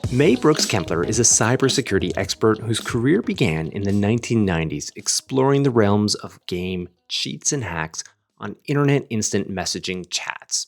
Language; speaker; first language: English; native; English